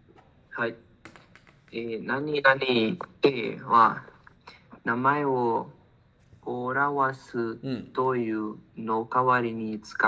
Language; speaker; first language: Japanese; non-native, learner; Spanish